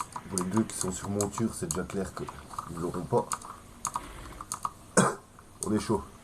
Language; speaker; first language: French; native; French